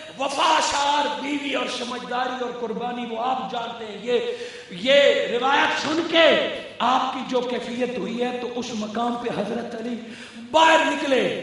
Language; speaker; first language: Urdu; non-native, local second language; Punjabi